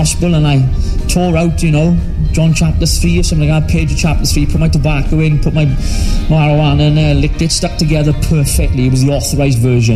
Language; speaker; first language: English; native; English